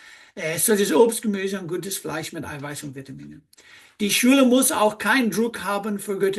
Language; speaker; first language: German; non-native, fluent; English